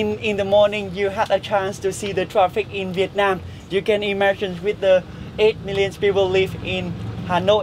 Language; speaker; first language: English; non-native, fluent; Vietnamese